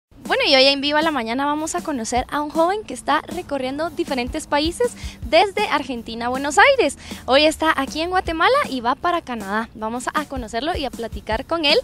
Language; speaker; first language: Spanish; native; Spanish